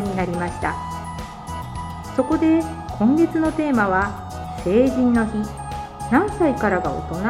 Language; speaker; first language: Japanese; native; Japanese